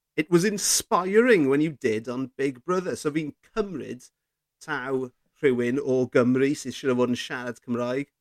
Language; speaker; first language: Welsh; native; Welsh